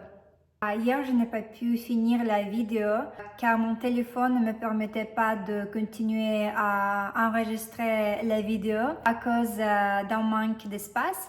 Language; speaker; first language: French; non-native, fluent; Russian